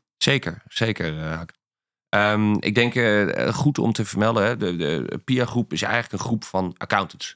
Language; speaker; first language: Dutch; native; Dutch